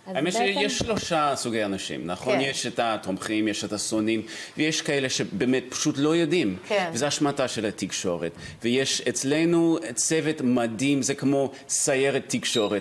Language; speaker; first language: Hebrew; non-native, fluent; English